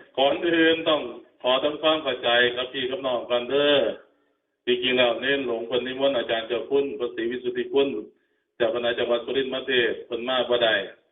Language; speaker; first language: Thai; native; Thai